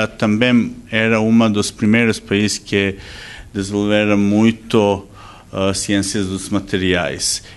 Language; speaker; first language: Portuguese; non-native, fluent; Serbian